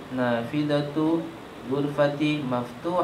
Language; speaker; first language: Arabic; non-native, learner; Indonesian